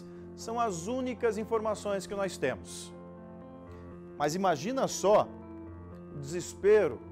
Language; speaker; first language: Portuguese; native; Portuguese